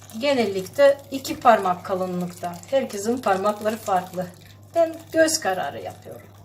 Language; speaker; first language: Turkish; non-native, fluent; Russian